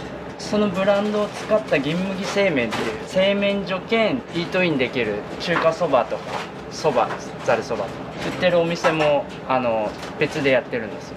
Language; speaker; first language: Japanese; native; Japanese